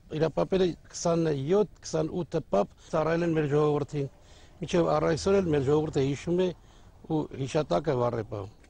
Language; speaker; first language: Armenian; non-native, local second language; Kurdish